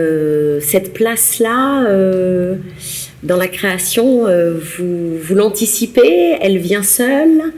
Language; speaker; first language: French; native; French